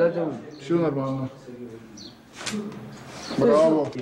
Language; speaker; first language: Russian; non-native, learner; French